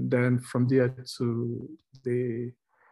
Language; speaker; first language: English; non-native, local second language; Igbo